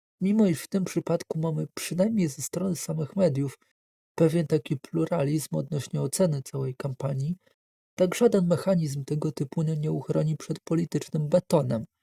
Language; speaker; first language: Polish; native; Polish